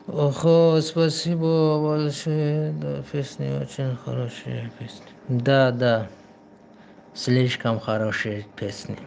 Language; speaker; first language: Russian; non-native, local second language; Tajik